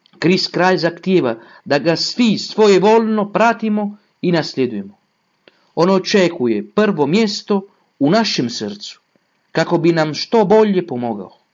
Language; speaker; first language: Croatian; non-native, fluent; Italian